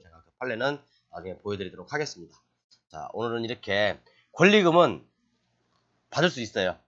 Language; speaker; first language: Korean; native; Korean